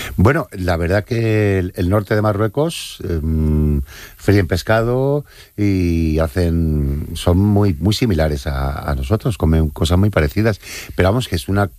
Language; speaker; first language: Spanish; native; Spanish